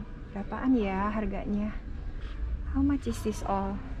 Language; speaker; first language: English; non-native, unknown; Indonesian